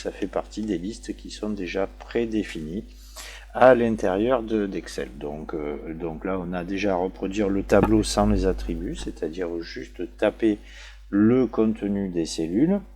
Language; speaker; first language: French; native; French